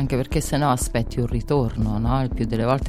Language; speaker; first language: Italian; native; Italian